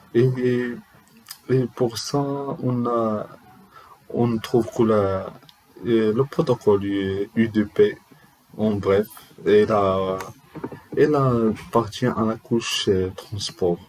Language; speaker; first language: French; non-native, learner; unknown